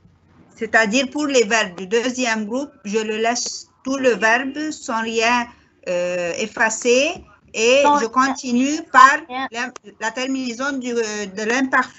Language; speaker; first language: French; non-native, learner; Arabic